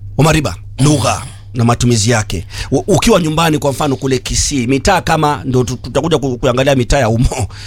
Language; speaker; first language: Swahili; non-native, local second language; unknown